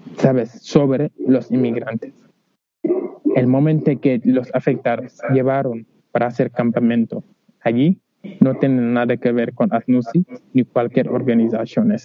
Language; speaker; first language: Spanish; non-native, learner; Wolof